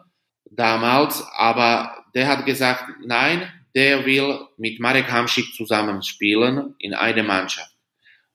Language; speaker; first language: German; non-native, fluent; Slovak